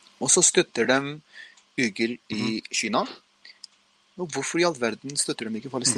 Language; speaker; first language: Norwegian; early bilingual, other home language; Urdu